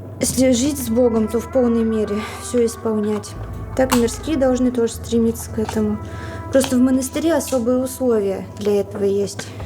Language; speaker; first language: Russian; native; Russian